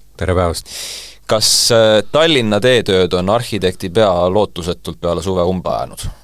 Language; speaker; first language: Estonian; native; Estonian